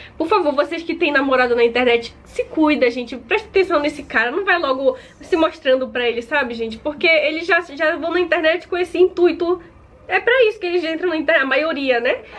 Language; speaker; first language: Portuguese; native; Portuguese